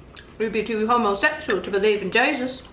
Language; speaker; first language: English; native; English